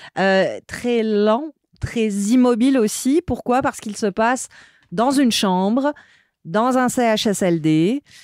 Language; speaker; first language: French; native; French